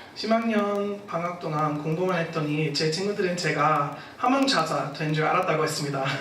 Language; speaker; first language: Korean; non-native, fluent; English